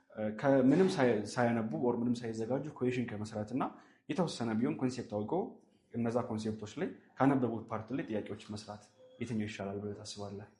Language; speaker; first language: Amharic; native; Amharic